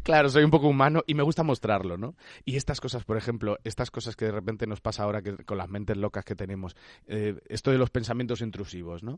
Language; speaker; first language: Spanish; native; Spanish